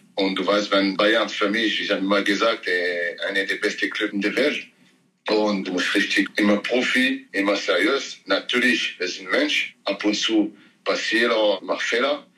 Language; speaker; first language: German; non-native, learner; French